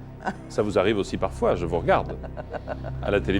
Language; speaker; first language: French; native; French